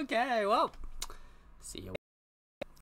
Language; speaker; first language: English; native; English